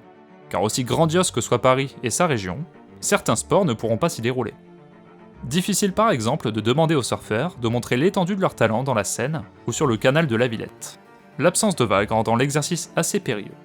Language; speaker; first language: French; native; French